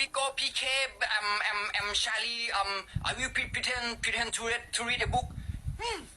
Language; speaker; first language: English; non-native, learner; Thai